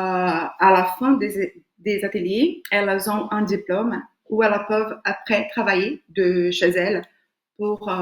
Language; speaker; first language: French; non-native, fluent; Portuguese